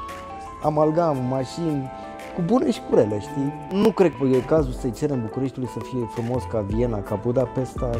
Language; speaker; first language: Romanian; native; Romanian